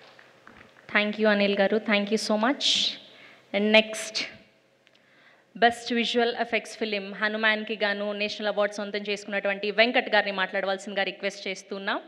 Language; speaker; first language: Telugu; native; Telugu